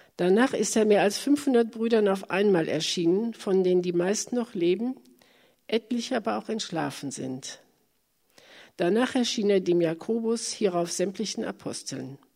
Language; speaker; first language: German; native; German